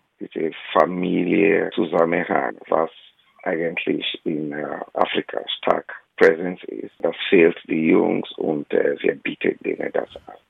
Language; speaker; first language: German; non-native, fluent; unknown